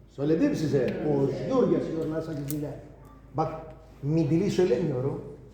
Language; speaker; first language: Turkish; non-native, learner; Greek